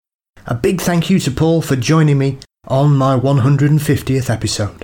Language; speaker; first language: English; native; English